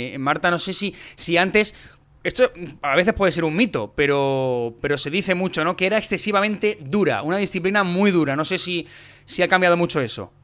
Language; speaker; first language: Spanish; native; Spanish